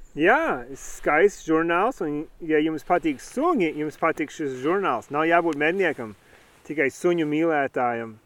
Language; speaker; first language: Latvian; early bilingual, heritage; Latvian